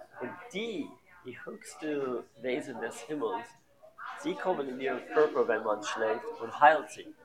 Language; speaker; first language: German; non-native, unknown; English